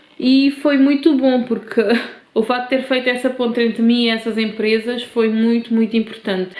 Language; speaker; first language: Portuguese; non-native, local second language; Kabuverdianu